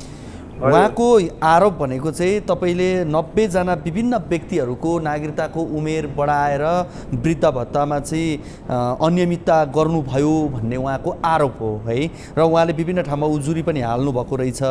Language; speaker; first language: Nepali; native; Nepali